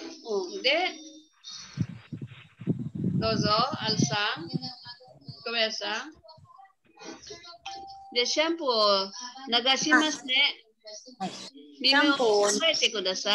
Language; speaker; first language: Japanese; non-native, fluent; Filipino